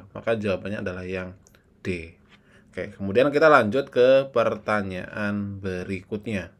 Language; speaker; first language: Indonesian; native; Indonesian